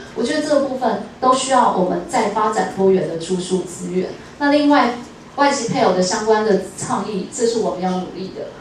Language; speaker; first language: Chinese; native; Chinese